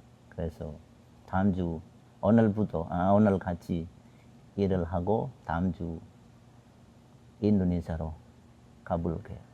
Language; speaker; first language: Korean; non-native, learner; Indonesian